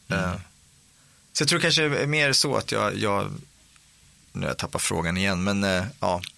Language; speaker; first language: Swedish; native; Swedish